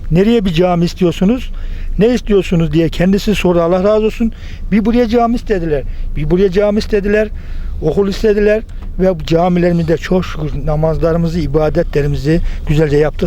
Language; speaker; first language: Turkish; native; Turkish